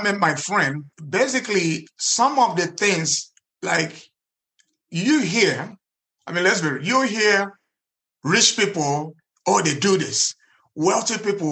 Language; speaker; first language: English; non-native, local second language; Igbo